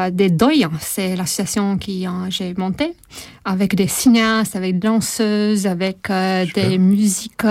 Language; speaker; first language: French; non-native, fluent; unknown